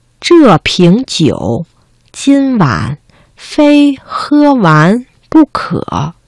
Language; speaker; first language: Chinese; non-native, fluent; Vietnamese